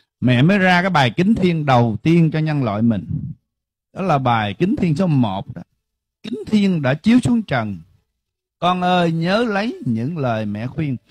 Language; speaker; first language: Vietnamese; early bilingual, heritage; Vietnamese